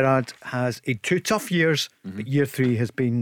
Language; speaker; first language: English; native; English